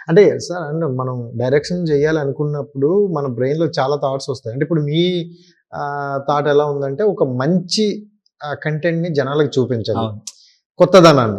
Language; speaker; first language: Telugu; native; Telugu